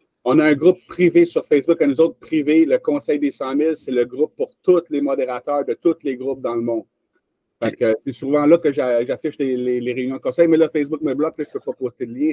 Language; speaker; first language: French; native; French